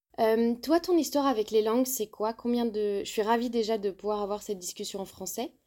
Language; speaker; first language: French; native; French